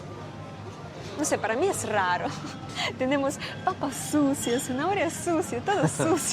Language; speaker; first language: Spanish; non-native, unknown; Russian